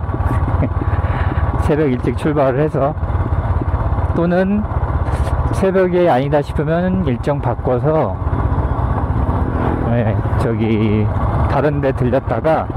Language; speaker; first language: Korean; native; Korean